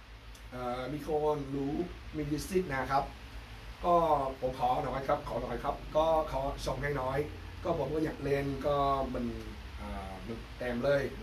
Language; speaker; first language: Thai; non-native, learner; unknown